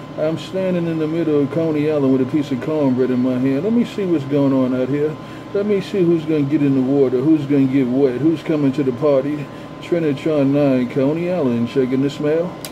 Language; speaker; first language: English; native; English